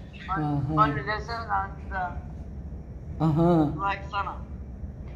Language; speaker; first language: English; non-native, learner; Arabic